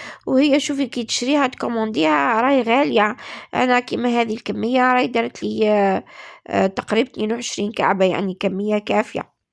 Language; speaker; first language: Arabic; native; Arabic